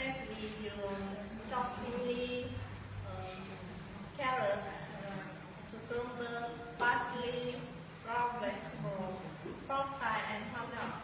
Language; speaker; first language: English; non-native, learner; Vietnamese